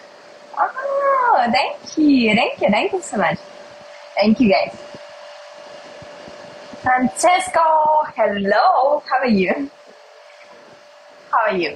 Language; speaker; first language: English; non-native, learner; Russian